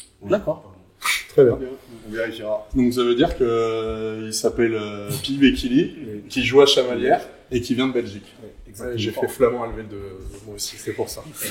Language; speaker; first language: French; native; French